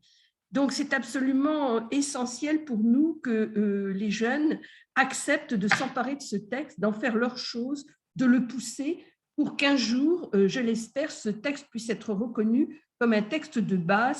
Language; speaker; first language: French; native; French